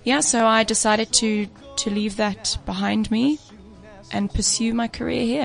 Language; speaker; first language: English; native; English